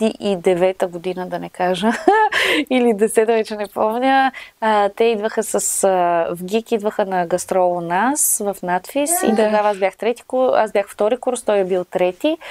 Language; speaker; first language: Bulgarian; native; Bulgarian